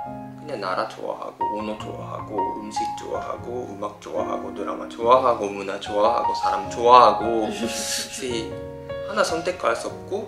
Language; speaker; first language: Korean; non-native, fluent; Japanese